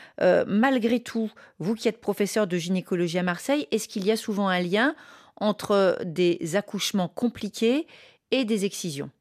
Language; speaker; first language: French; native; French